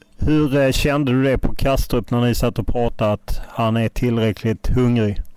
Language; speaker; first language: Swedish; native; Swedish